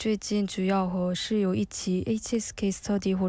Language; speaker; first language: Chinese; non-native, fluent; Korean